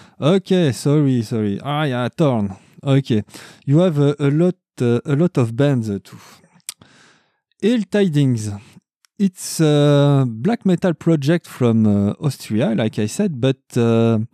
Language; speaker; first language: English; non-native, learner; French